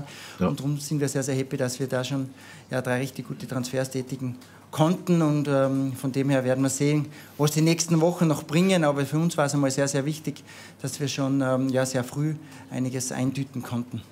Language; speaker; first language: German; native; German